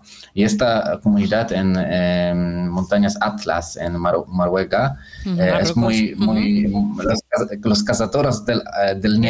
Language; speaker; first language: Spanish; non-native, learner; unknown